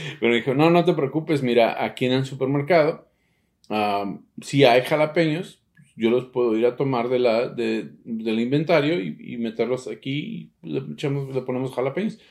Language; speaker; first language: Spanish; early bilingual, heritage; Spanish